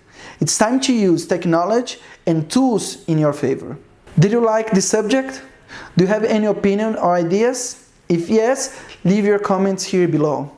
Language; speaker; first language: English; non-native, fluent; Portuguese